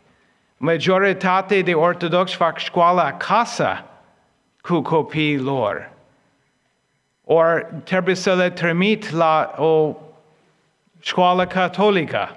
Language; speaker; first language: Romanian; non-native, fluent; English